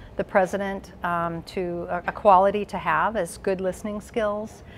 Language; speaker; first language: English; native; English